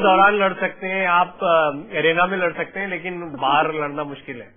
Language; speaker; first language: Hindi; native; Hindi